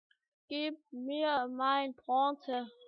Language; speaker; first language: German; early bilingual, other home language; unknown